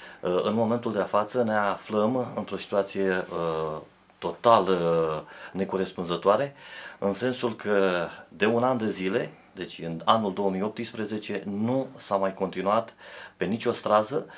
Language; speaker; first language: Romanian; native; Romanian